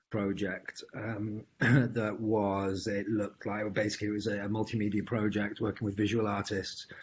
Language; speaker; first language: English; native; English